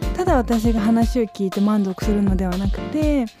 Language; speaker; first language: Japanese; native; Japanese